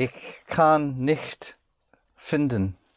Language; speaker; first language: German; non-native, learner; English